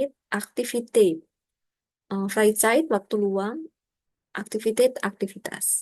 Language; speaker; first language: German; non-native, learner; Indonesian